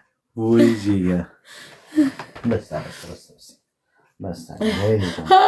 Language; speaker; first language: Persian; native; Persian